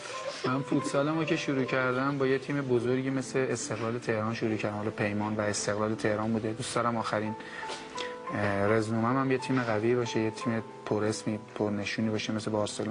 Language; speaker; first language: Persian; native; Persian